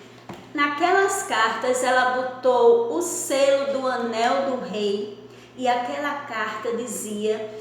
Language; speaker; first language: Portuguese; native; Portuguese